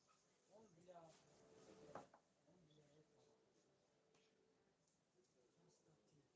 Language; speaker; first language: Russian; non-native, learner; Tajik